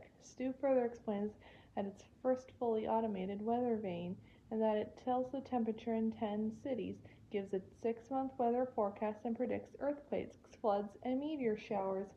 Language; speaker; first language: English; native; English